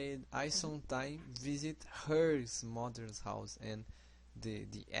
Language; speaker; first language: English; non-native, learner; Portuguese